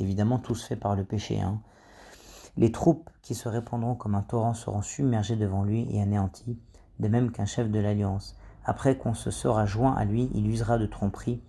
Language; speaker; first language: French; native; French